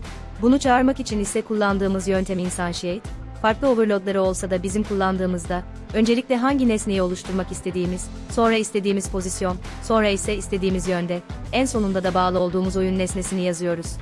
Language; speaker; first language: Turkish; native; Turkish